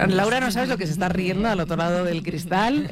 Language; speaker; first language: Spanish; native; Spanish